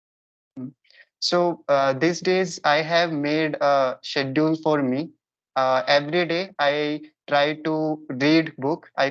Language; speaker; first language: English; non-native, local second language; Hindi